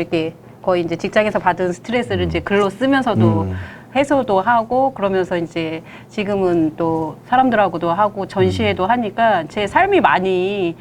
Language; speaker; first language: Korean; native; Korean